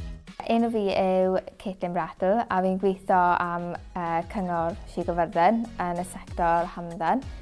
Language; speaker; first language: Welsh; native; Welsh